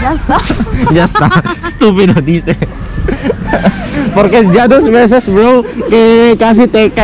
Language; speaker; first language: Spanish; non-native, learner; Filipino